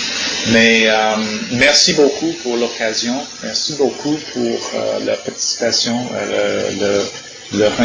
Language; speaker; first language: French; non-native, learner; English